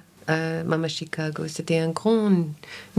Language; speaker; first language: French; non-native, learner; English